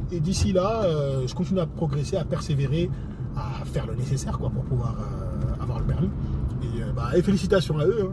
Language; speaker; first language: French; native; French